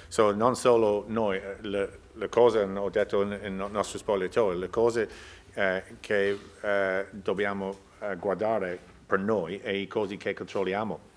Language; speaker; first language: Italian; non-native, learner; English